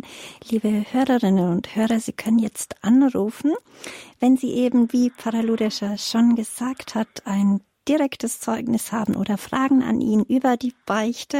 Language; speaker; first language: German; native; German